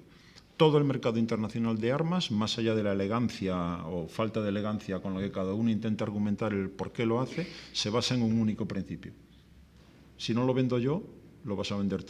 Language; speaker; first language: Spanish; native; Spanish